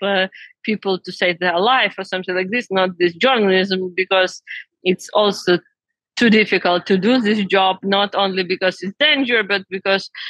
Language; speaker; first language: English; non-native, learner; Ukrainian